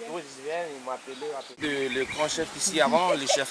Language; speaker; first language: French; non-native, learner; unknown